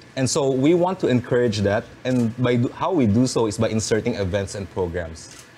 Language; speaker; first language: English; non-native, local second language; Filipino